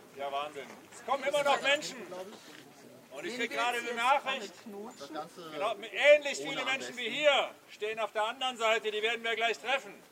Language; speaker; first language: German; native; German